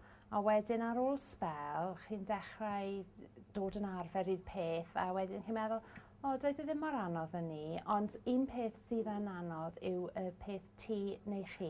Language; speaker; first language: Welsh; non-native, local second language; English